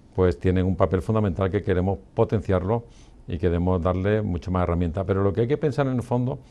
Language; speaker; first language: Spanish; native; Spanish